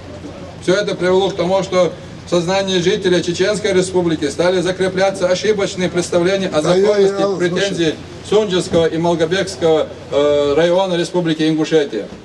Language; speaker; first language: Russian; non-native, local second language; Ingush